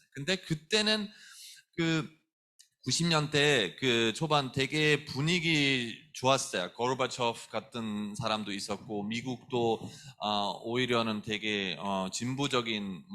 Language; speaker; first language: Korean; non-native, fluent; German